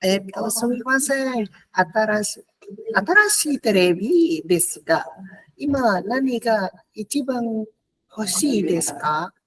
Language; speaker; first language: Japanese; non-native, learner; Indonesian